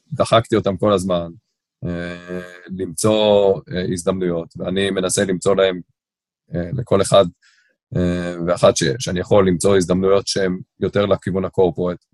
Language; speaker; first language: Hebrew; native; Hebrew